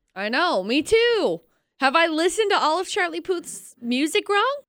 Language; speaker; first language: English; native; English